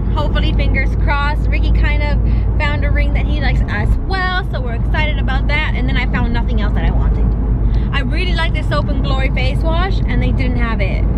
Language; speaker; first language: English; native; English